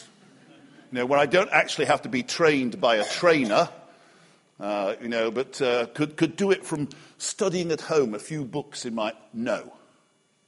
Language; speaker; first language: English; native; English